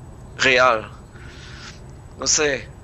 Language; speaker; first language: Spanish; non-native, learner; English